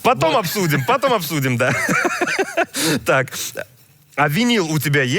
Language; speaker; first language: Russian; native; Russian